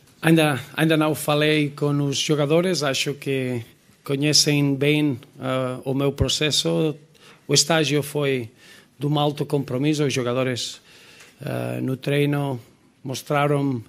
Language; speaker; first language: Portuguese; non-native, fluent; Spanish